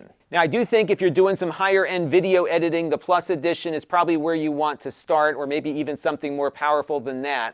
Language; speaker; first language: English; native; English